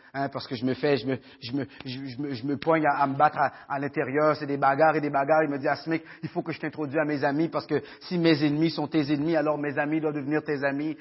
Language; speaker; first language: French; early bilingual, other home language; Haitian Creole